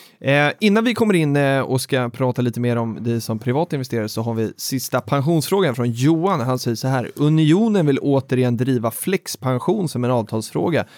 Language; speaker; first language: Swedish; native; Swedish